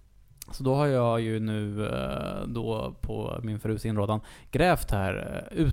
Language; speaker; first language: Swedish; native; Swedish